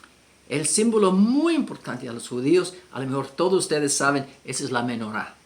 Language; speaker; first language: Spanish; non-native, fluent; English